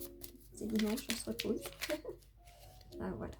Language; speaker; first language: French; native; French